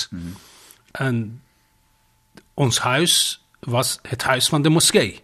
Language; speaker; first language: Dutch; non-native, fluent; Persian